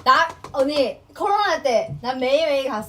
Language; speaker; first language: Korean; non-native, fluent; Chinese